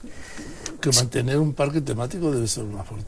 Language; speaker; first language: Spanish; native; Spanish